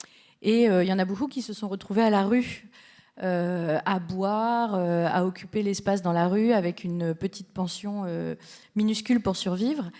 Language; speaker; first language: French; native; French